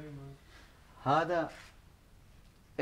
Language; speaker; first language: Arabic; non-native, learner; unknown